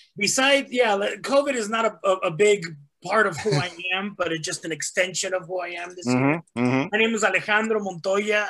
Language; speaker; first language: English; early bilingual, other home language; Spanish